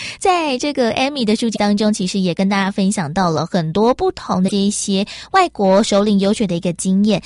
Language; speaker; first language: Chinese; native; Chinese